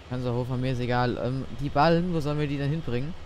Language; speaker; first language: German; native; German